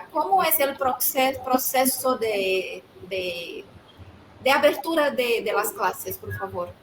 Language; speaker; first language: Spanish; non-native, fluent; Portuguese